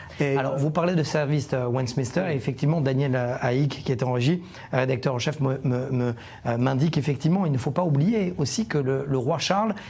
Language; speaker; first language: French; native; French